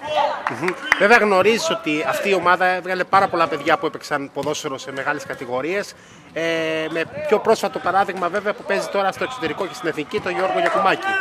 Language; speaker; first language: Greek; native; Greek